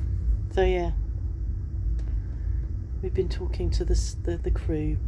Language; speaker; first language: English; native; English